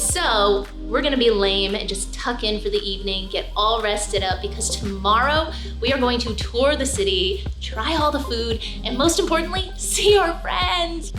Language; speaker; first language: English; native; English